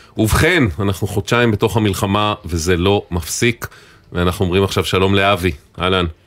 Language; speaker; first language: Hebrew; native; Hebrew